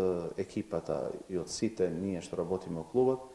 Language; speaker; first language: Macedonian; non-native, local second language; Albanian